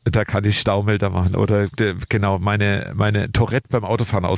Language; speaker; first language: German; native; German